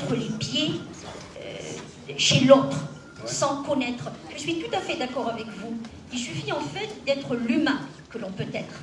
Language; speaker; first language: French; non-native, local second language; Arabic